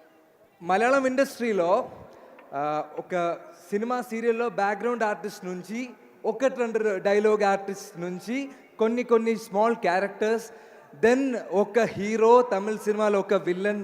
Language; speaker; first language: Telugu; non-native, learner; Malayalam